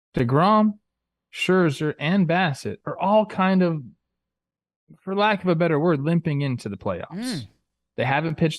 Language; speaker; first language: English; native; English